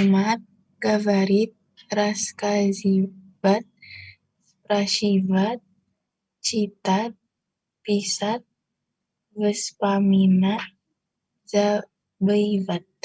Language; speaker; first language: Russian; non-native, learner; Indonesian